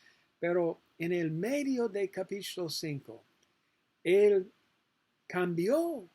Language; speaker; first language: Spanish; non-native, learner; English